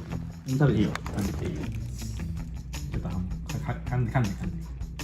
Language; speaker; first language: Japanese; non-native, learner; Filipino